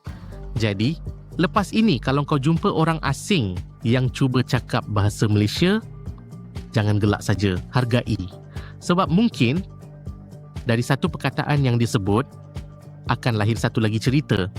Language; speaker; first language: Malay; native; Malay